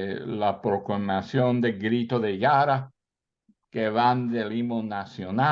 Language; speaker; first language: Spanish; early bilingual, heritage; Spanish